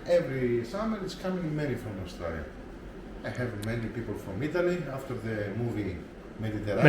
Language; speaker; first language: English; non-native, learner; Greek